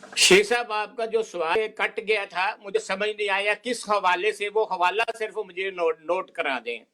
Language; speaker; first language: Urdu; non-native, local second language; Punjabi